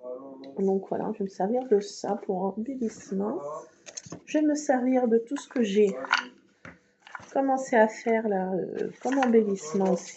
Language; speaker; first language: French; native; French